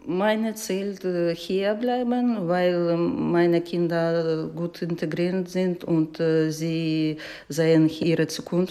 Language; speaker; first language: German; non-native, learner; Ukrainian